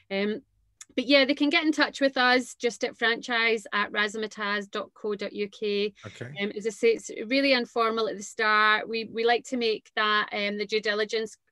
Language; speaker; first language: English; native; English